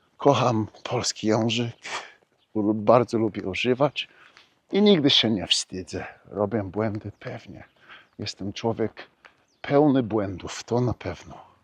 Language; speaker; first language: Polish; early bilingual, heritage; Polish